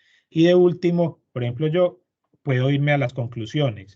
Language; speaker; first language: Spanish; native; Spanish